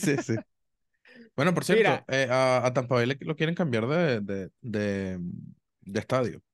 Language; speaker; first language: Spanish; native; Spanish